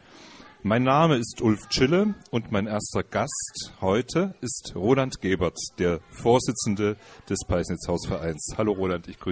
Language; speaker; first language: German; native; German